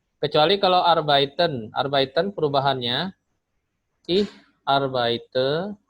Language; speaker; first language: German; non-native, fluent; Indonesian